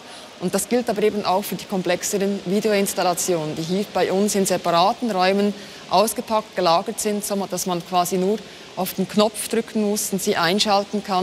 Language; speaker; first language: German; native; German